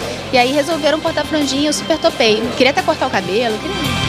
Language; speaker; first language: Portuguese; native; Portuguese